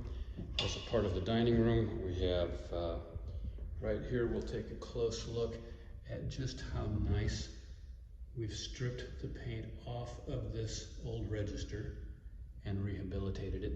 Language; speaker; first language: English; native; English